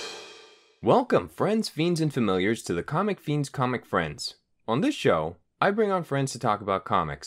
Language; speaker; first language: English; native; English